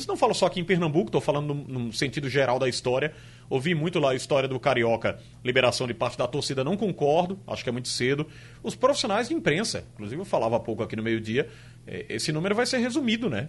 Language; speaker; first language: Portuguese; native; Portuguese